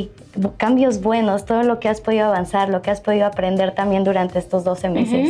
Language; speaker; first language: Spanish; native; Spanish